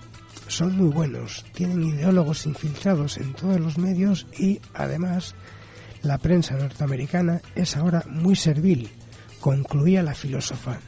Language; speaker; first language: Spanish; native; Spanish